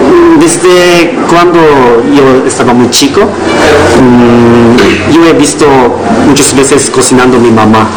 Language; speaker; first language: Spanish; non-native, learner; Japanese